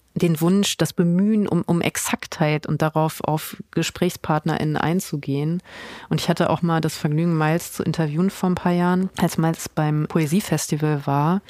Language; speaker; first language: German; native; German